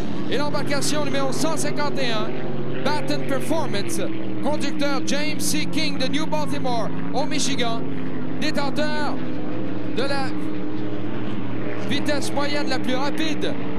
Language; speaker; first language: French; native; French